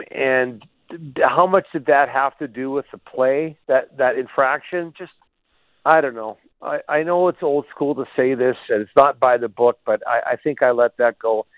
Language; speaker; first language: English; native; English